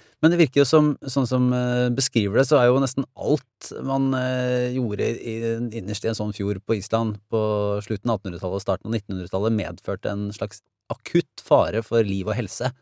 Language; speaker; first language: Norwegian; native; Norwegian